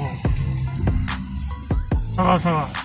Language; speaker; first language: Filipino; non-native, learner; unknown